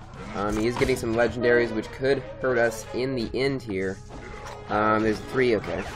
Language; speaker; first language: English; native; English